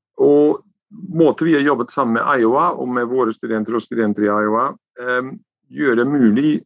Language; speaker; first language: Norwegian; non-native, fluent; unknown